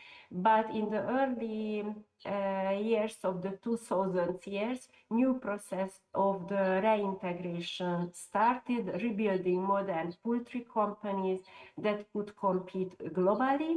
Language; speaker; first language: English; non-native, fluent; Hungarian